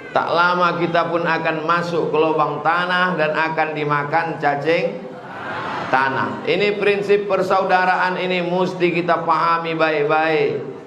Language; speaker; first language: Indonesian; native; Indonesian